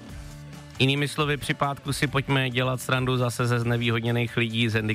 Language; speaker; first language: Czech; native; Czech